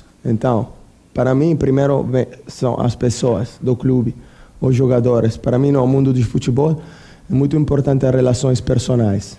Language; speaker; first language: Portuguese; non-native, fluent; Italian